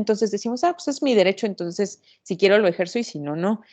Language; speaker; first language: Spanish; native; Spanish